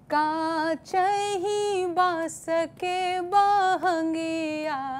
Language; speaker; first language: Hindi; native; Hindi